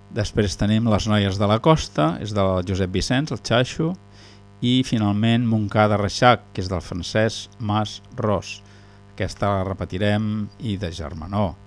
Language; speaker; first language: Catalan; native; Catalan